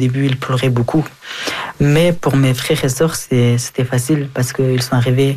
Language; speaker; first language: French; early bilingual, other home language; Persian